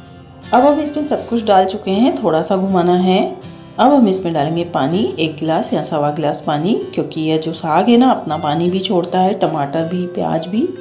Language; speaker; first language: Hindi; native; Hindi